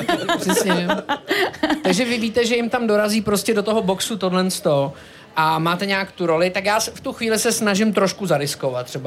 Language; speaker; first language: Czech; native; Czech